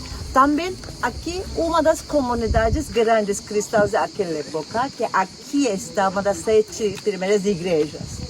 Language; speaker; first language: Portuguese; non-native, fluent; Turkish